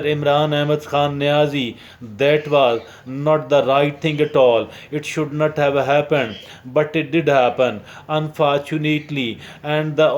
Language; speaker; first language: English; non-native, local second language; Urdu